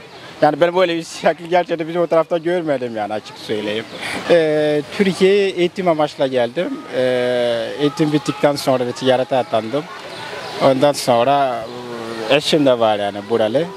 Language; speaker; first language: Turkish; non-native, fluent; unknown